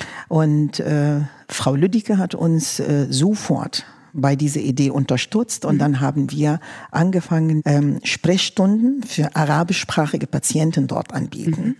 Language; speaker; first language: German; non-native, fluent; Arabic